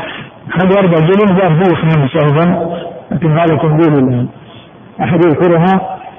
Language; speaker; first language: Arabic; native; Arabic